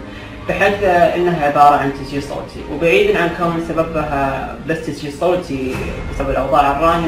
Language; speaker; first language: Arabic; native; Arabic